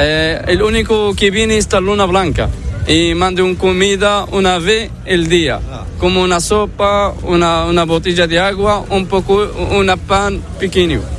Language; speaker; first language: Spanish; non-native, learner; Arabic